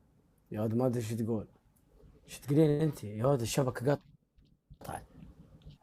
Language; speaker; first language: Arabic; native; Arabic